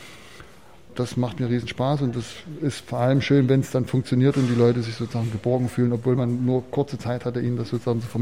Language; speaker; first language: German; native; German